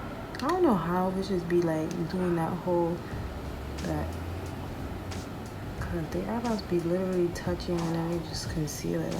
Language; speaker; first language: English; native; English